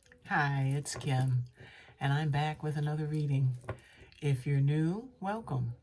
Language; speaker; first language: English; native; English